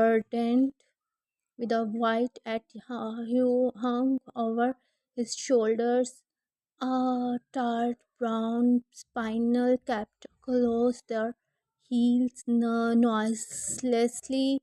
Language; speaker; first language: English; non-native, learner; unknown